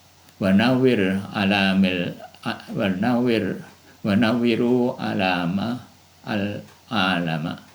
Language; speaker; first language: Arabic; non-native, fluent; Indonesian